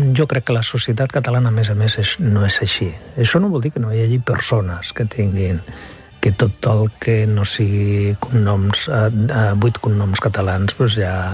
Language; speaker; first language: Catalan; non-native, local second language; Spanish